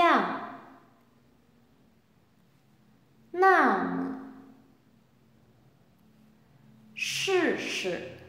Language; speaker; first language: Chinese; non-native, fluent; Indonesian